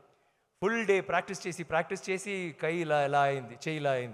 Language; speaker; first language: Telugu; non-native, learner; Tamil